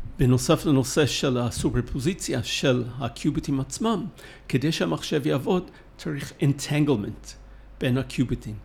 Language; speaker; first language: Hebrew; non-native, fluent; English